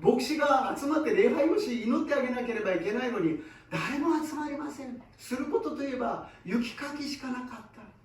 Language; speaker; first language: Japanese; non-native, fluent; Korean